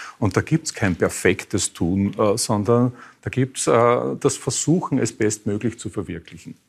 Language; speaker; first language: German; native; German